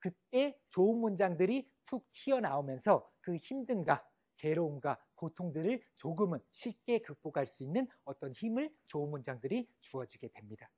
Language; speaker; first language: Korean; native; Korean